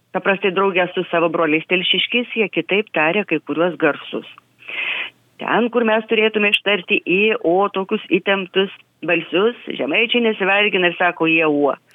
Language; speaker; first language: Lithuanian; native; Lithuanian